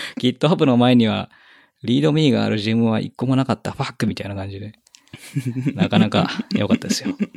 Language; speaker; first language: Japanese; native; Japanese